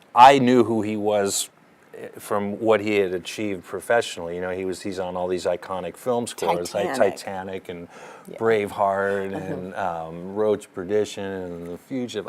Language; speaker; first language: English; early bilingual, other home language; German